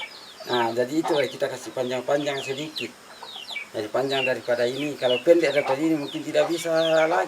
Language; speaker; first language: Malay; non-native, local second language; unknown